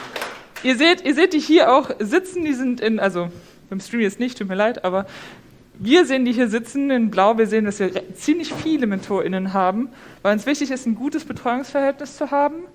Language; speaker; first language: German; native; German